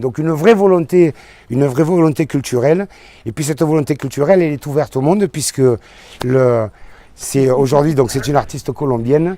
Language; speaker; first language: French; native; French